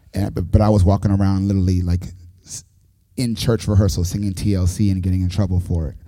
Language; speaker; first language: English; native; English